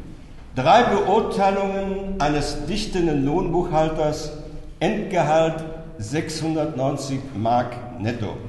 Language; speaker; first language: German; native; German